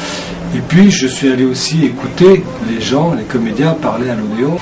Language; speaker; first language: French; native; French